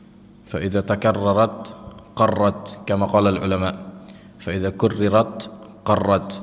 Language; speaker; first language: Arabic; non-native, fluent; Indonesian